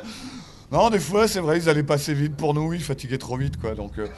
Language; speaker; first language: French; native; French